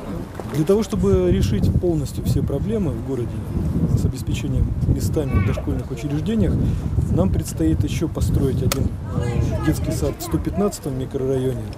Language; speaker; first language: Russian; native; Russian